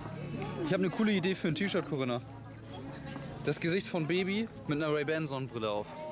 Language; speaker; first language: German; native; German